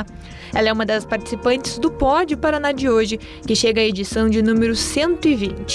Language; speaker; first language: Portuguese; native; Portuguese